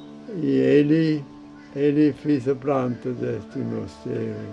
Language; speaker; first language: Portuguese; non-native, fluent; German